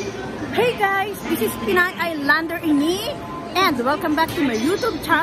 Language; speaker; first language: English; non-native, local second language; Filipino